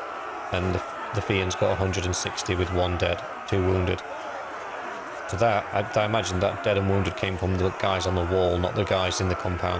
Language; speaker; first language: English; native; English